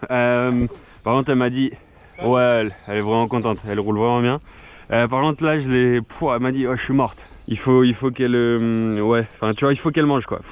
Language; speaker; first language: French; native; French